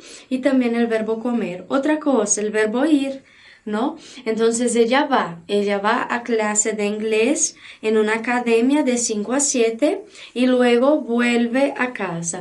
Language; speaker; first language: Spanish; non-native, fluent; Portuguese